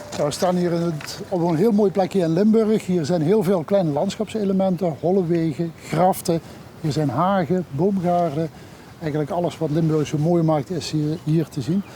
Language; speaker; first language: Dutch; native; Dutch